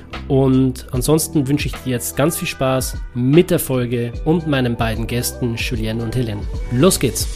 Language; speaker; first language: German; native; German